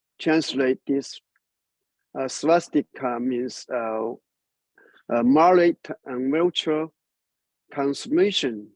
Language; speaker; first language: English; non-native, learner; Chinese